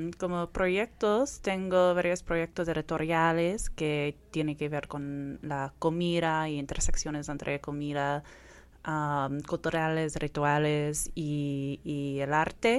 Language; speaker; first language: Spanish; non-native, fluent; English